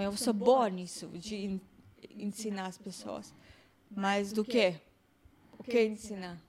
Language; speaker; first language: Portuguese; non-native, fluent; Hebrew